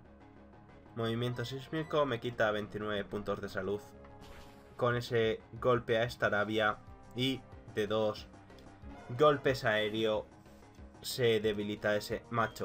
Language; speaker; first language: Spanish; native; Spanish